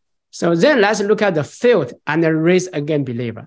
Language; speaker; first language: English; non-native, fluent; Chinese